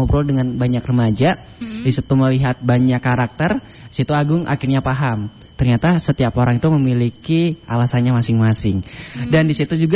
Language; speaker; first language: Indonesian; non-native, local second language; Javanese